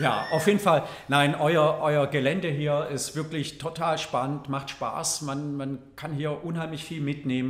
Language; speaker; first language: German; native; German